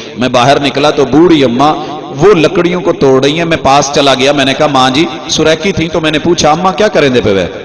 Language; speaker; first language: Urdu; non-native, local second language; Punjabi